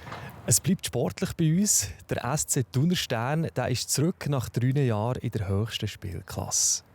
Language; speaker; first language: German; native; German